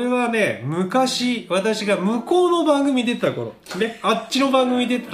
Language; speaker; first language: Japanese; native; Japanese